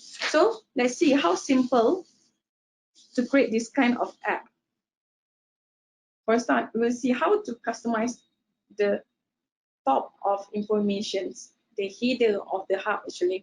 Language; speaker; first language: English; non-native, local second language; Malay